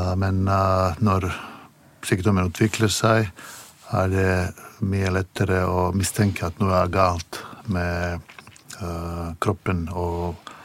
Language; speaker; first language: Norwegian; non-native, fluent; Bosnian